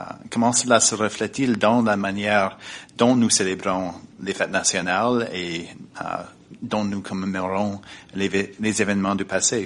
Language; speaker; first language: French; non-native, fluent; English